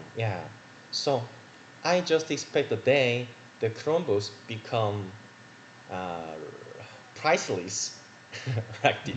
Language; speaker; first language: English; non-native, learner; Korean